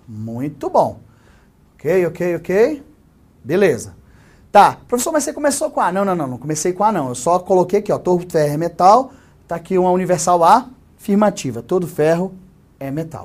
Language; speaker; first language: Portuguese; native; Portuguese